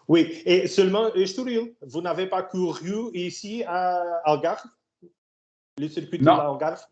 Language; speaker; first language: French; non-native, learner; Portuguese